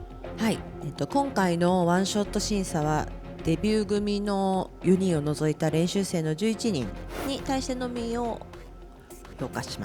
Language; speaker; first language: Japanese; native; Japanese